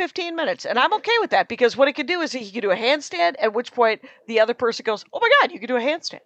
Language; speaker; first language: English; native; English